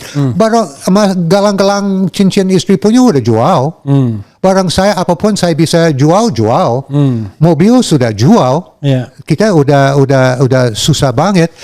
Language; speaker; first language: Indonesian; non-native, learner; English